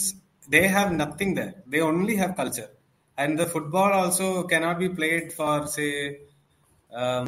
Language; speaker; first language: English; non-native, local second language; Malayalam